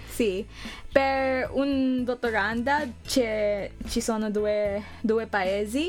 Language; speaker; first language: Italian; non-native, learner; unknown